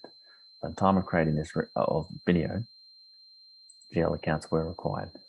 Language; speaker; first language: English; native; English